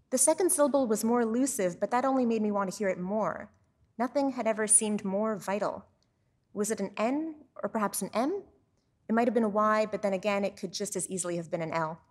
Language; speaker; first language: English; native; English